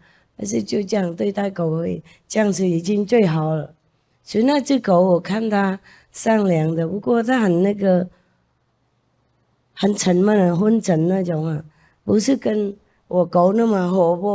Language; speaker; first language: Chinese; non-native, fluent; Vietnamese